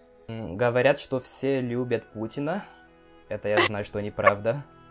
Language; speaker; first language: Russian; non-native, fluent; Portuguese